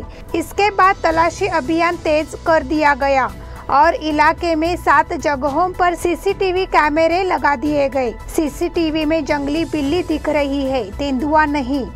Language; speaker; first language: Hindi; non-native, local second language; Marathi